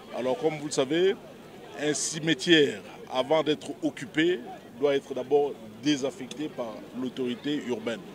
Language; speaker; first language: French; non-native, local second language; Lingala